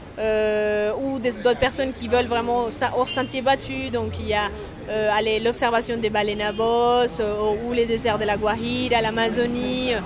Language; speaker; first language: French; non-native, fluent; Spanish